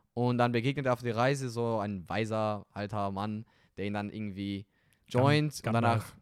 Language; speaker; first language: German; non-native, fluent; Romanian